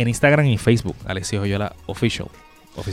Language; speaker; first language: Spanish; native; Spanish